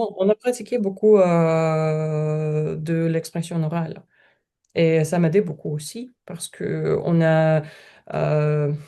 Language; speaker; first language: French; non-native, learner; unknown